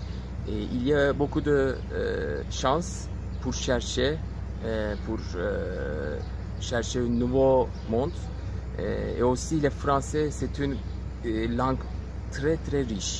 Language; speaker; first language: French; non-native, fluent; Turkish